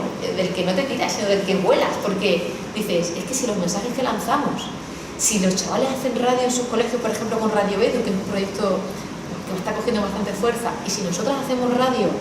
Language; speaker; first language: Spanish; native; Spanish